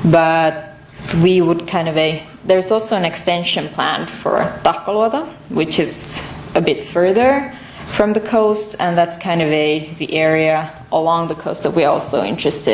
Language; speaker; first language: English; non-native, fluent; Finnish